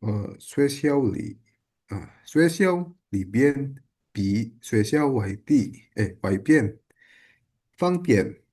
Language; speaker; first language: Chinese; non-native, learner; Indonesian